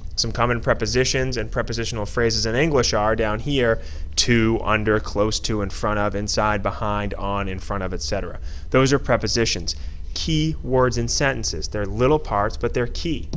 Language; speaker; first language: English; native; English